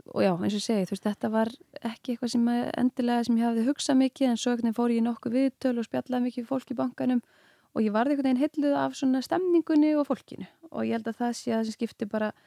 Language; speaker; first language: Icelandic; native; Icelandic